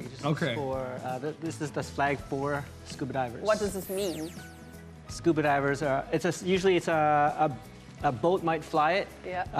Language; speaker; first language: English; native; English